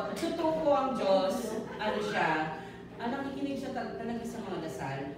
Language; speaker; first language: Filipino; non-native, local second language; Pampanga